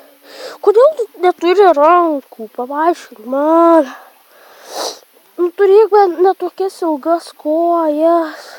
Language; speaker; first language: Lithuanian; native; Lithuanian